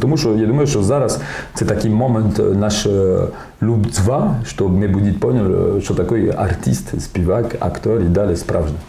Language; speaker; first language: Ukrainian; non-native, learner; French